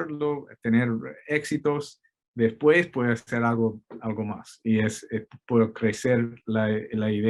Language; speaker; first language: Spanish; non-native, fluent; English